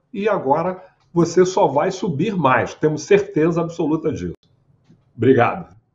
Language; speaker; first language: Portuguese; native; Portuguese